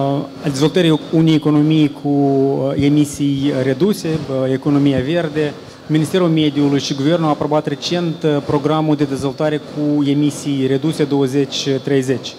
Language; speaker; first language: Romanian; native; Romanian